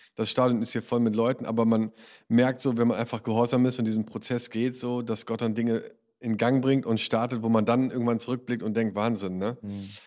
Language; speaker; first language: German; native; German